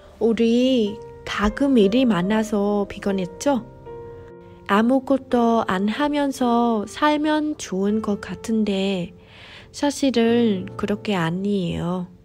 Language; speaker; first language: Korean; non-native, fluent; Vietnamese